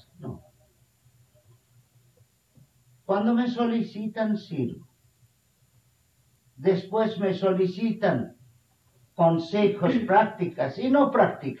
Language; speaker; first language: Spanish; non-native, fluent; Bangla